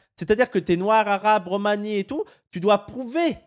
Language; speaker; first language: French; native; French